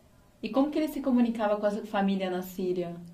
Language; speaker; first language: Portuguese; native; Portuguese